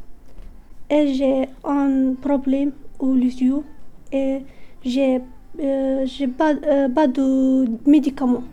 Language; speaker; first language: French; non-native, learner; Arabic